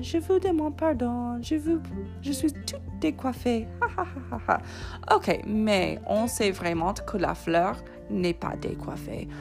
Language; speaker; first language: French; non-native, fluent; English